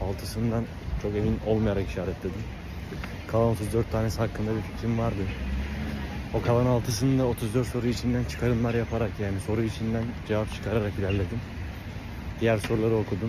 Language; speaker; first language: Turkish; native; Turkish